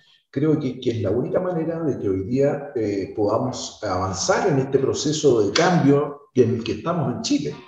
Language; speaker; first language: Spanish; native; Spanish